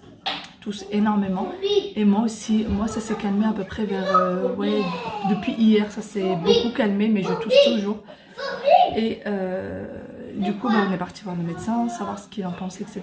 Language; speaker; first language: French; native; French